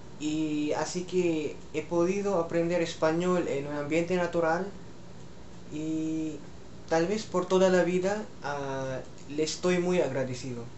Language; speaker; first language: Spanish; non-native, fluent; Filipino